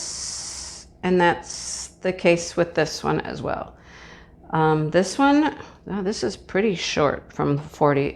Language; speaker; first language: English; native; English